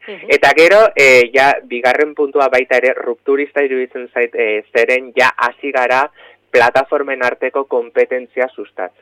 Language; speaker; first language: Basque; native; Basque